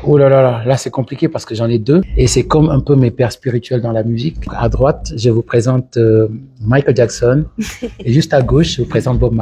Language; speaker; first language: French; non-native, local second language; Wolof